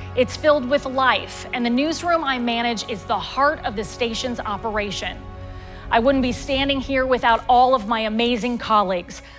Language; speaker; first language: English; native; English